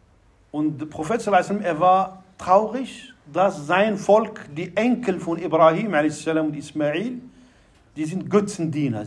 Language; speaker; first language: German; non-native, fluent; Arabic